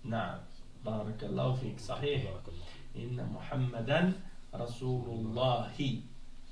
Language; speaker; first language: Arabic; non-native, fluent; French